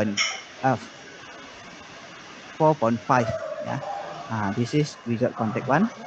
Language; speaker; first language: English; non-native, learner; Indonesian